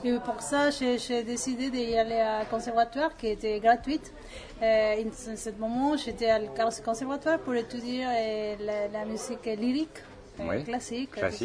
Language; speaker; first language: French; non-native, learner; Spanish